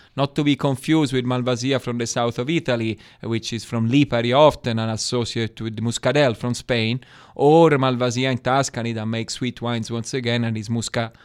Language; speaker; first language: English; non-native, fluent; Italian